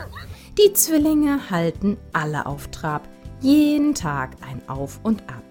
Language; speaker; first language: German; native; German